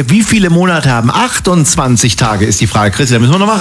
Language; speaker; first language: German; native; German